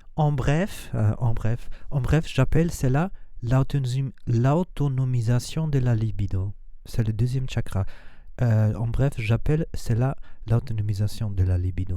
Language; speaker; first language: French; non-native, learner; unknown